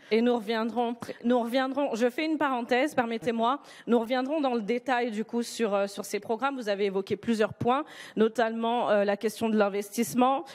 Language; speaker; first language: French; native; French